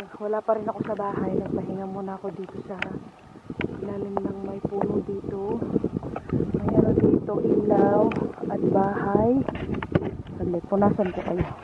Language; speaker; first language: Filipino; non-native, local second language; Pampanga